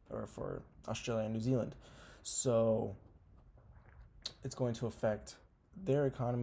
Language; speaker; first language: English; native; English